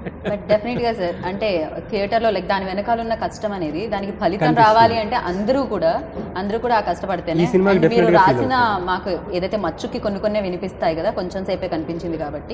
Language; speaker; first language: Telugu; native; Telugu